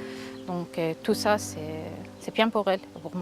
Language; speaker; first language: French; non-native, learner; Arabic